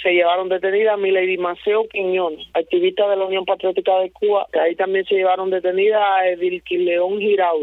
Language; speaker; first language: Spanish; native; Spanish